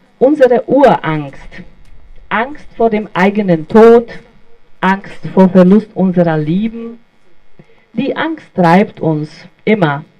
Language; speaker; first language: German; non-native, fluent; Bosnian